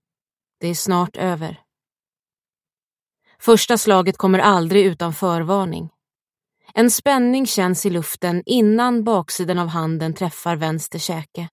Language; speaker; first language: Swedish; native; Swedish